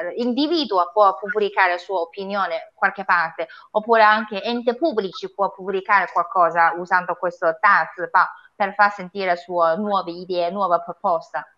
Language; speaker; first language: Italian; non-native, fluent; Chinese